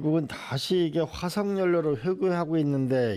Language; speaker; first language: Korean; native; Korean